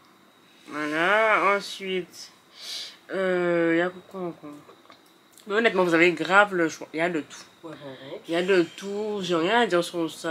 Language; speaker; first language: French; native; French